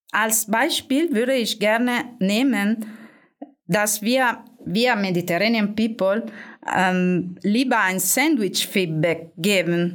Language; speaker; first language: German; non-native, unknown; Italian